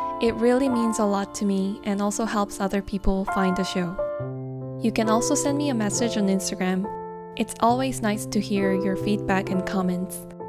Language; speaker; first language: English; non-native, fluent; Korean